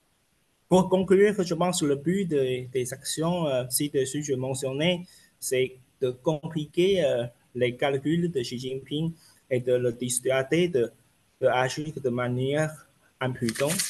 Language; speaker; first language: French; non-native, fluent; Chinese